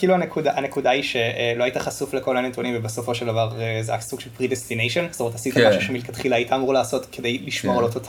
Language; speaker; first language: Hebrew; native; Hebrew